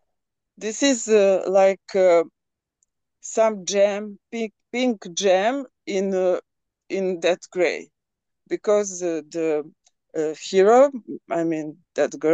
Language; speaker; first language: English; non-native, learner; Serbian